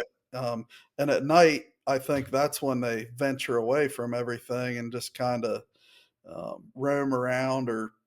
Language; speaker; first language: English; native; English